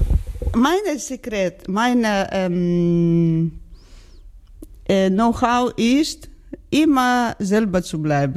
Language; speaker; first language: German; non-native, learner; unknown